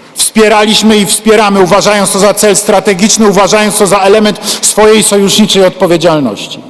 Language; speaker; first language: Polish; native; Polish